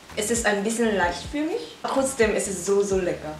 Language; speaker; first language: German; non-native, learner; Korean